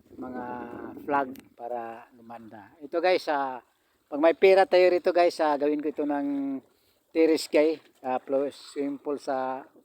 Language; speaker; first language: Filipino; non-native, local second language; Cebuano